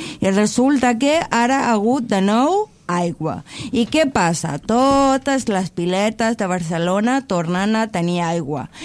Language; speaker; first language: Catalan; non-native, fluent; Spanish